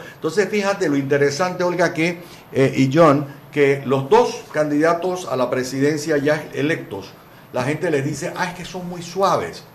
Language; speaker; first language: Spanish; native; Spanish